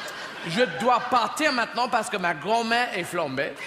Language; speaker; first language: French; non-native, learner; English